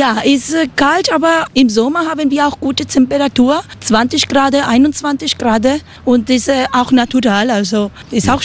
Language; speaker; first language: German; non-native, learner; Spanish